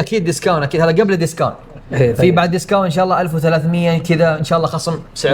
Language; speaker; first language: Arabic; native; Arabic